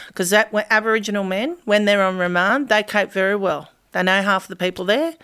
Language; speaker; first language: English; native; English